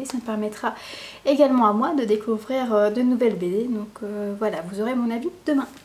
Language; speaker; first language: French; native; French